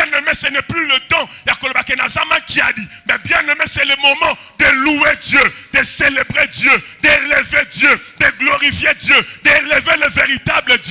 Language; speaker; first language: French; non-native, local second language; Lingala